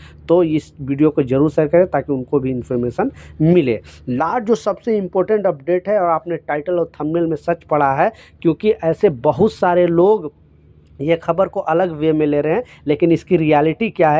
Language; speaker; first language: Hindi; native; Hindi